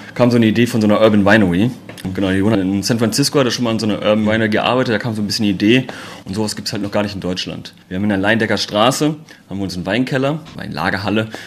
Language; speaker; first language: German; native; German